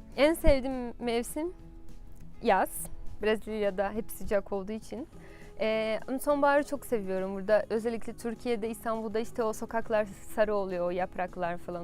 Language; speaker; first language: Turkish; non-native, fluent; Portuguese